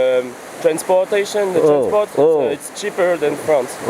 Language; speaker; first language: English; non-native, fluent; French